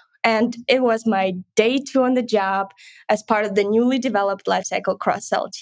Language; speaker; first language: English; non-native, fluent; Ukrainian